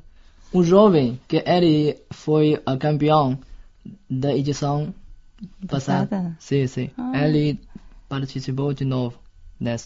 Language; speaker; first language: Portuguese; non-native, fluent; Chinese